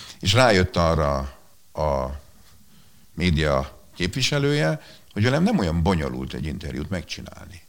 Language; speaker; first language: Hungarian; native; Hungarian